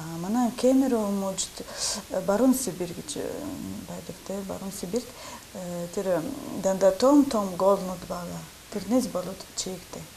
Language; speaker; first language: Mongolian; non-native, learner; Russian